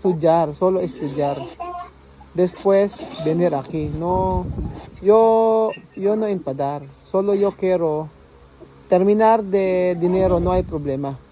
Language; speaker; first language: Spanish; non-native, learner; Filipino